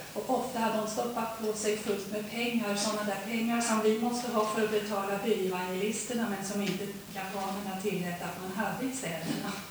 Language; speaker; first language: Swedish; early bilingual, heritage; Swedish